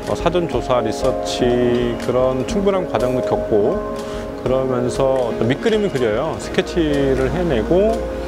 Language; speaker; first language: Korean; native; Korean